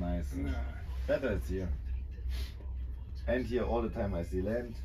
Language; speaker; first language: English; non-native, learner; German